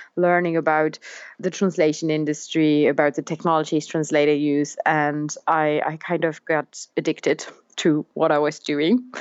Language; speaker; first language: English; non-native, fluent; German